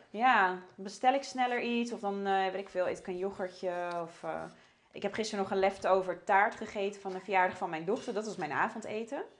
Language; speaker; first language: Dutch; early bilingual, other home language; Portuguese